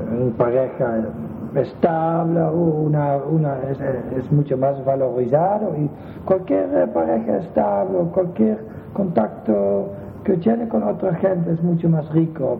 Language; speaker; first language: Spanish; non-native, fluent; Dutch